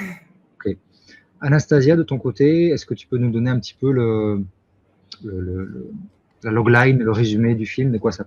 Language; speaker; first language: French; native; French